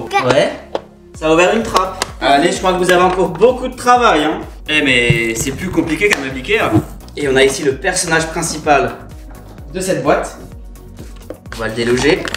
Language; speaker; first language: French; native; French